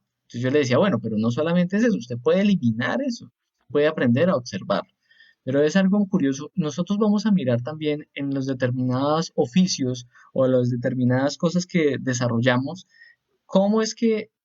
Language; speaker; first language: Spanish; native; Spanish